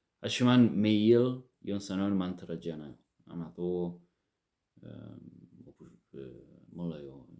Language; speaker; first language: Korean; non-native, learner; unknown